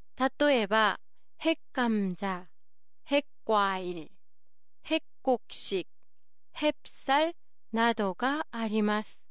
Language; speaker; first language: Japanese; non-native, fluent; Korean